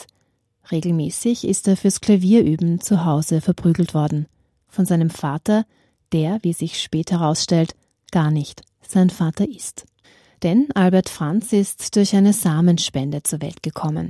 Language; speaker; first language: German; native; German